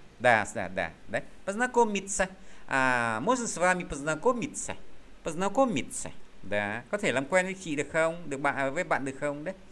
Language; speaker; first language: Vietnamese; native; Vietnamese